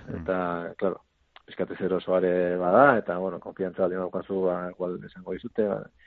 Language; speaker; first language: Basque; native; Basque